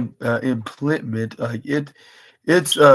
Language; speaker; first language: English; native; English